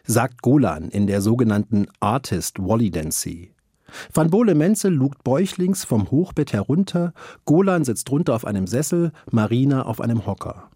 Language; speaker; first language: German; native; German